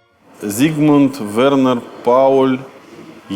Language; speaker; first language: Russian; native; Russian